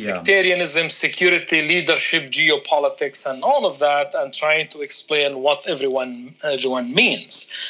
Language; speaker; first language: English; non-native, fluent; Arabic